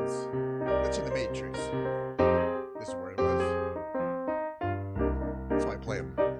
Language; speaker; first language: English; native; English